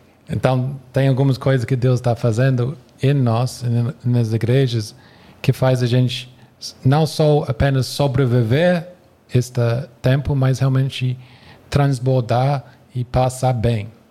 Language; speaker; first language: Portuguese; non-native, fluent; English